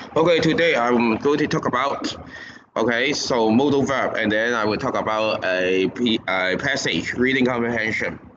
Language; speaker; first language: English; non-native, local second language; Cantonese